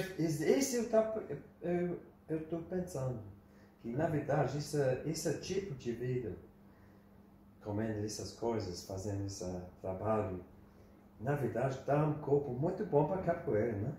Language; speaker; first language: Portuguese; non-native, learner; English